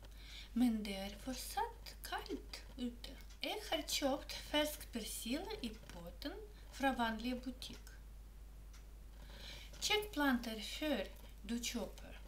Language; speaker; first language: Norwegian; non-native, learner; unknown